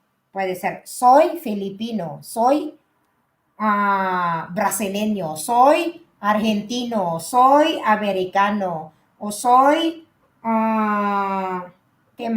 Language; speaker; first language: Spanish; non-native, learner; Filipino